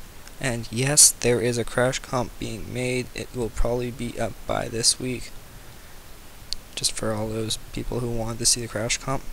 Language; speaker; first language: English; native; English